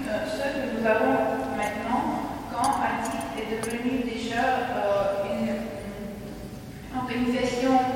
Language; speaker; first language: French; non-native, fluent; Russian